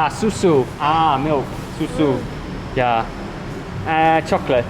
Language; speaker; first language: Indonesian; non-native, learner; English